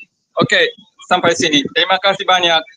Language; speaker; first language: Indonesian; non-native, learner; Japanese